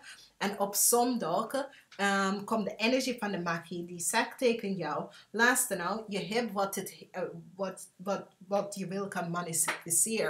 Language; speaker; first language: Dutch; non-native, learner; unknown